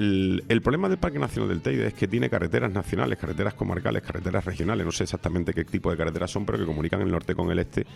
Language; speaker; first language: Spanish; native; Spanish